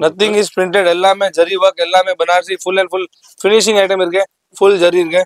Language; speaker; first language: Tamil; non-native, local second language; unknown